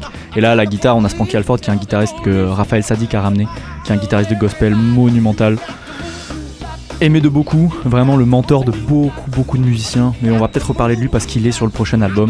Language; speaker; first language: French; native; French